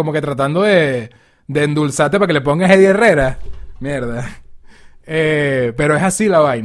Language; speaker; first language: Spanish; native; Spanish